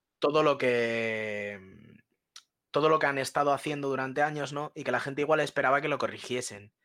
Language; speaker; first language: Spanish; native; Spanish